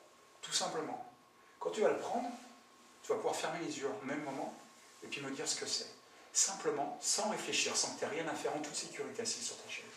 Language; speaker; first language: French; native; French